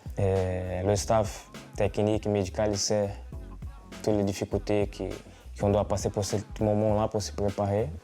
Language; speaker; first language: French; non-native, fluent; Portuguese